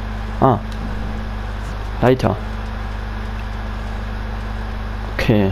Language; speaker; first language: German; native; German